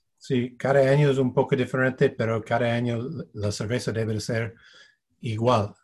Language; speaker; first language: Spanish; non-native, fluent; English